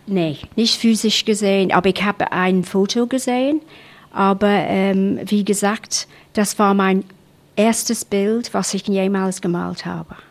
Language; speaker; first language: German; non-native, fluent; English